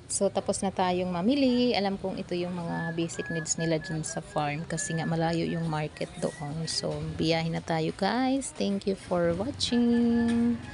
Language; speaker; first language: Filipino; non-native, local second language; Waray